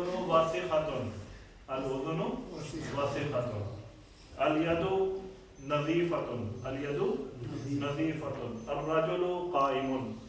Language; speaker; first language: Arabic; non-native, fluent; Urdu